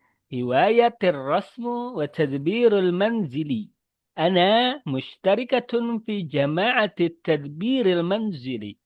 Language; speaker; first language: Arabic; non-native, fluent; Indonesian